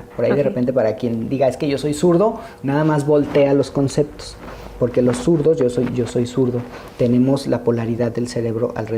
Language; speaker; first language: Spanish; native; Spanish